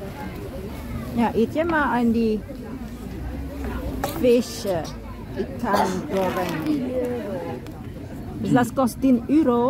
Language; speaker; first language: Dutch; non-native, learner; Indonesian